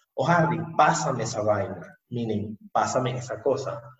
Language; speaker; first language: Spanish; native; Spanish